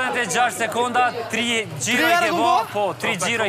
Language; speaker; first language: Albanian; native; Albanian